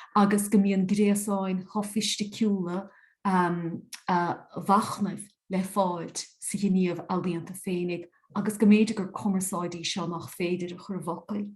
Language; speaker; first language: Irish; native; Irish